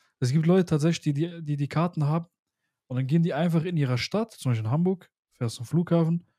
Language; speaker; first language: German; early bilingual, other home language; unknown